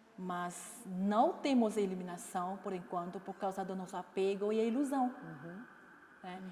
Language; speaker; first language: Portuguese; non-native, fluent; Chinese